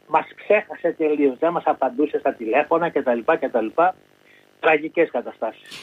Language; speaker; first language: Greek; native; Greek